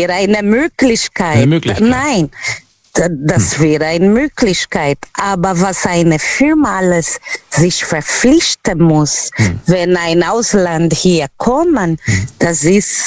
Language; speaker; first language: German; non-native, learner; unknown